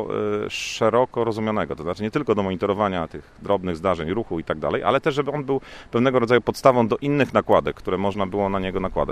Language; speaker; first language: Polish; native; Polish